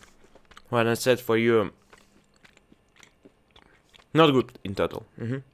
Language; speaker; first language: English; non-native, learner; Russian